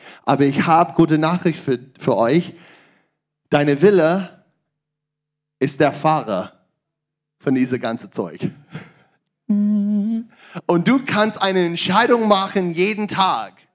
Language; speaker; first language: German; non-native, learner; English